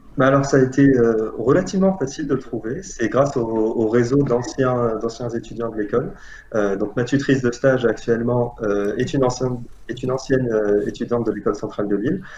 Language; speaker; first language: French; non-native, local second language; Arabic